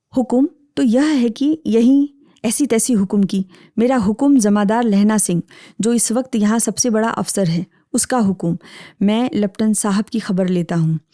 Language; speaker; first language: Hindi; native; Hindi